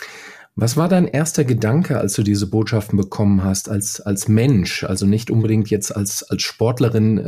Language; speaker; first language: German; native; German